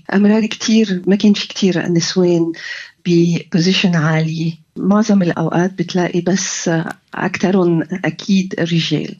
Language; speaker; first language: Arabic; early bilingual, heritage; Arabic